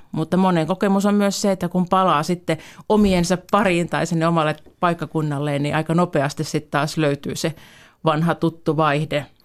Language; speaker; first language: Finnish; native; Finnish